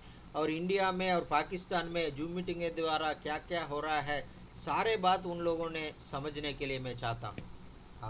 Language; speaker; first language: Hindi; non-native, local second language; Telugu